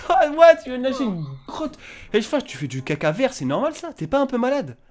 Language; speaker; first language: French; native; French